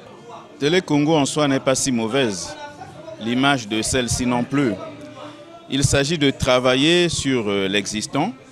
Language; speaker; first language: French; non-native, local second language; Lingala